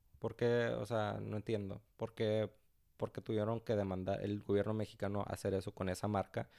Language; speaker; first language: Spanish; early bilingual, heritage; Spanish